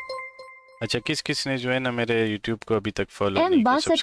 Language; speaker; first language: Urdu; non-native, local second language; Pashto